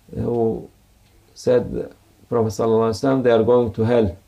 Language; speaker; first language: English; non-native, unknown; Turkish